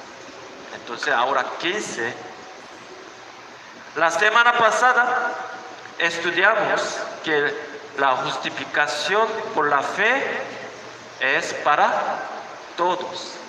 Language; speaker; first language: Spanish; non-native, learner; Korean